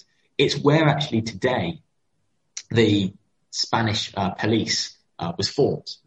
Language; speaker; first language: English; native; English